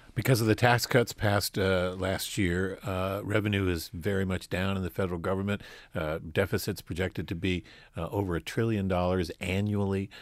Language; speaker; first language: English; native; English